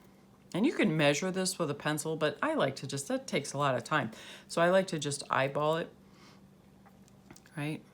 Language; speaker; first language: English; native; English